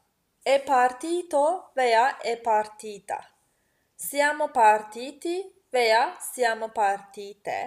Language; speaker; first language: Italian; non-native, fluent; Turkish